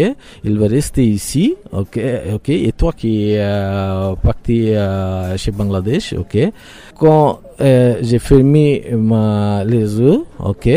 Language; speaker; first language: French; non-native, learner; Bangla